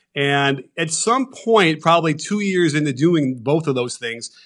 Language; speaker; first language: English; native; English